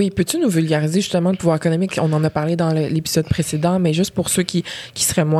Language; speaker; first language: French; native; French